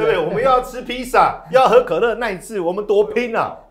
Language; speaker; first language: Chinese; native; Chinese